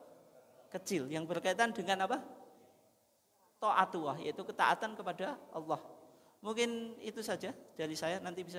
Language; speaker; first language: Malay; non-native, local second language; Javanese